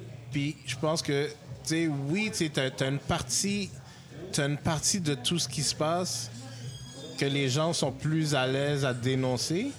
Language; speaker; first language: French; native; French